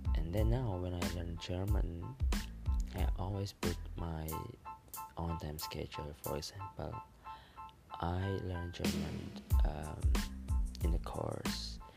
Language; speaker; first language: English; non-native, fluent; Malay